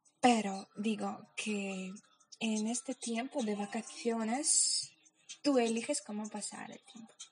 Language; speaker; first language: Spanish; non-native, fluent; Polish